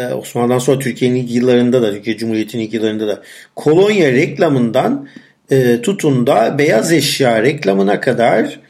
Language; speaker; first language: Turkish; non-native, local second language; Armenian